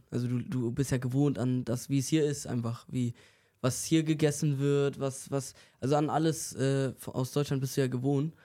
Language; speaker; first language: German; native; German